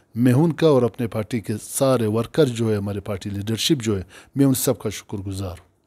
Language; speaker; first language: Urdu; non-native, local second language; Pashto